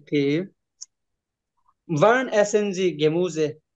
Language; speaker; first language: German; non-native, learner; Bangla